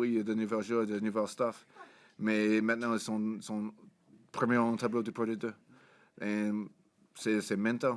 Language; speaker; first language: French; non-native, fluent; English